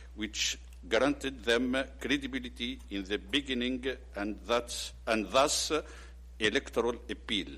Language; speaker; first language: English; non-native, learner; Arabic